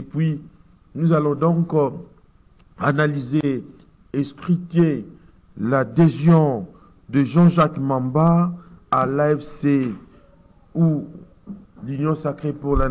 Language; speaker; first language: French; non-native, local second language; Lingala